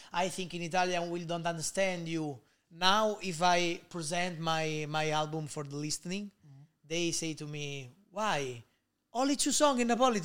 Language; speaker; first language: English; non-native, learner; Italian